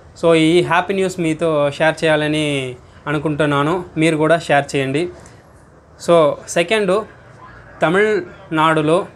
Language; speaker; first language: Telugu; non-native, learner; Tamil